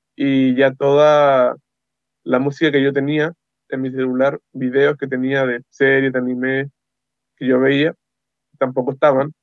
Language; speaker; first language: Spanish; native; Spanish